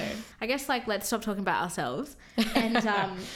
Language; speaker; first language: English; native; English